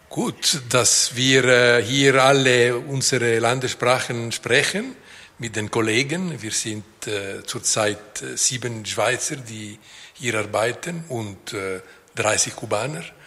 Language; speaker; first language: German; non-native, local second language; Italian